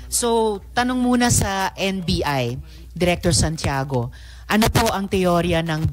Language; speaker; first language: Filipino; native; Filipino